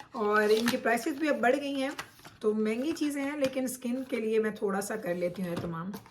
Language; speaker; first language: Urdu; native; Urdu